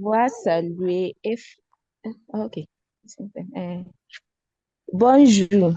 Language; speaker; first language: French; non-native, learner; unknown